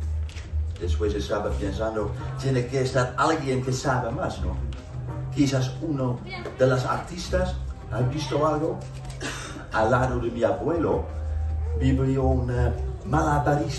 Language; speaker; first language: Spanish; non-native, fluent; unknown